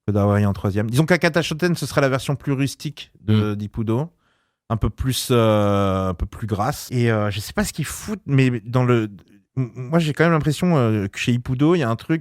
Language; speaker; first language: French; native; French